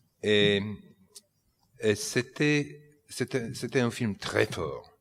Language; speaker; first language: French; non-native, fluent; Polish